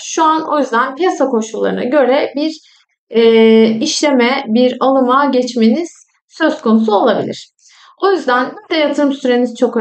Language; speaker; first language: Turkish; native; Turkish